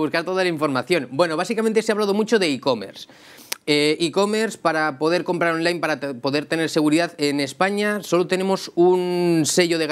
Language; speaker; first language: Spanish; native; Spanish